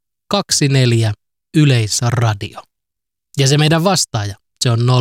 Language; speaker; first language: Finnish; native; Finnish